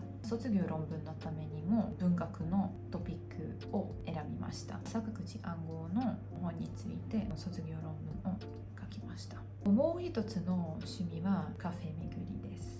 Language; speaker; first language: Japanese; non-native, fluent; Hungarian